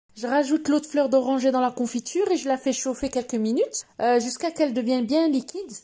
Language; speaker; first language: French; non-native, local second language; Arabic